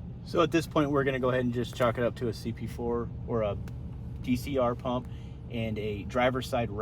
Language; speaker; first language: English; native; English